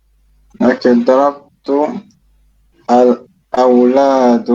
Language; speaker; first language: Arabic; non-native, learner; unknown